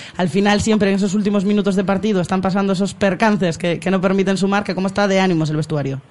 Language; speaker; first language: Spanish; native; Spanish